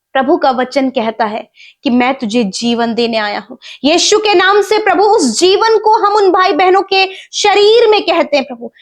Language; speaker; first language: Hindi; native; Hindi